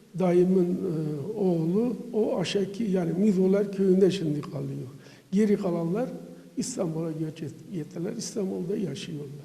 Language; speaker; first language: Turkish; native; Turkish